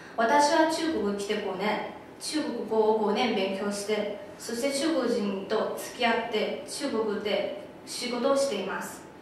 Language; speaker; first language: Japanese; non-native, fluent; Chinese